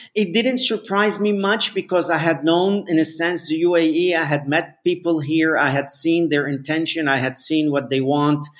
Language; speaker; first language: English; non-native, fluent; Arabic